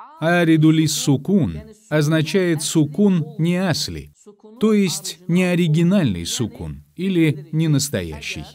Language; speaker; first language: Russian; non-native, fluent; Azerbaijani